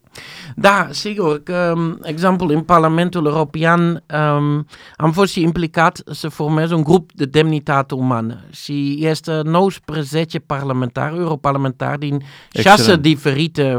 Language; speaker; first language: Romanian; non-native, learner; Dutch